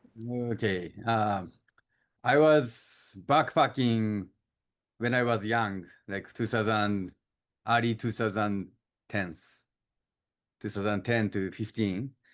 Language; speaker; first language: English; non-native, learner; Japanese